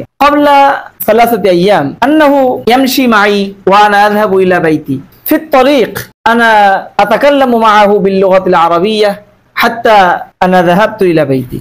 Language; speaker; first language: Arabic; non-native, fluent; Bangla